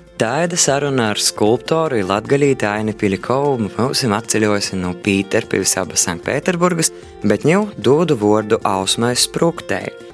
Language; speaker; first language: Latvian; native; Latvian